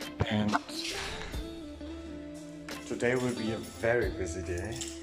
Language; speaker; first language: English; non-native, fluent; German